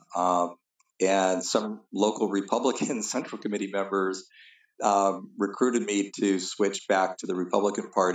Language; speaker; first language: English; native; English